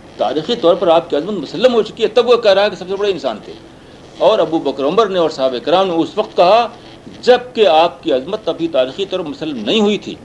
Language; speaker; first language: Urdu; native; Urdu